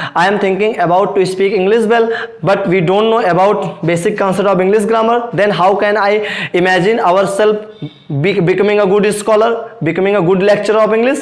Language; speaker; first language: Hindi; native; Hindi